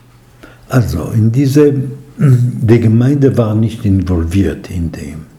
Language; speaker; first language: German; non-native, fluent; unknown